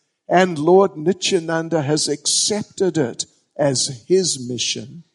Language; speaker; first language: English; native; English